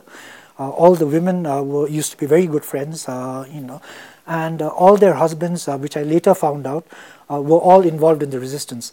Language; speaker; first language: English; non-native, local second language; Tibetan